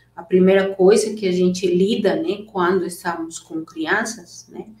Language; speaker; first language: Portuguese; non-native, fluent; Spanish